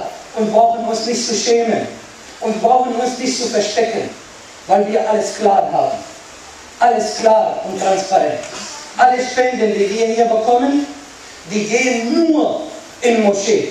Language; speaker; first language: German; non-native, fluent; Arabic